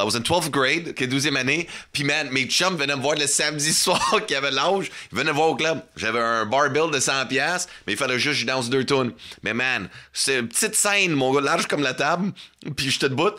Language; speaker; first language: French; non-native, fluent; English